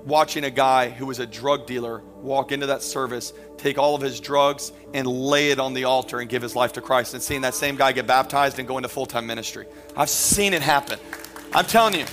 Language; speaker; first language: English; native; English